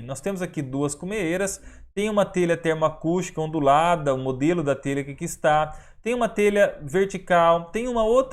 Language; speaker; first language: Portuguese; native; Portuguese